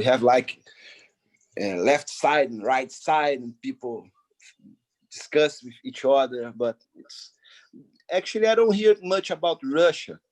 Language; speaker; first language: English; non-native, fluent; Portuguese